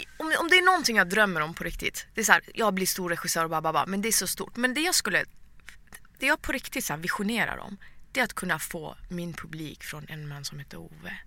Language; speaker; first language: Swedish; early bilingual, other home language; Persian